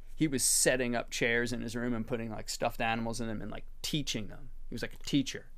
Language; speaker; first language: English; native; English